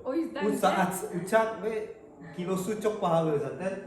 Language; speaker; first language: Turkish; non-native, learner; Indonesian